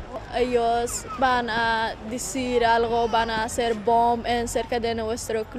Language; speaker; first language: Spanish; non-native, learner; Persian